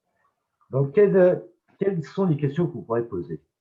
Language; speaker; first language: French; native; French